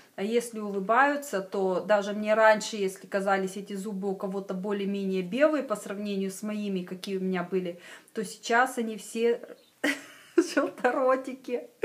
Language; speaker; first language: Russian; native; Russian